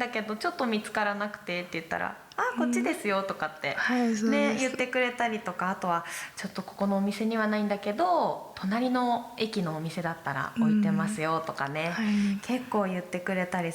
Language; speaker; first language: Japanese; native; Japanese